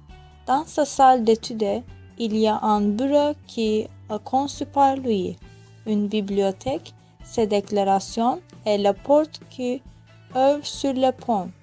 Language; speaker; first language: French; non-native, learner; Turkish